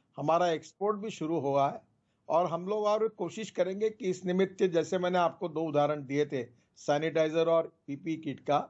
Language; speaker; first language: Hindi; non-native, local second language; Marathi